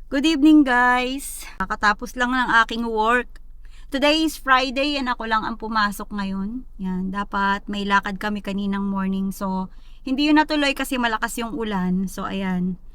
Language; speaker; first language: Filipino; native; Filipino